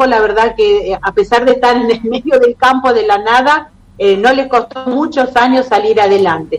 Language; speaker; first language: Spanish; native; Spanish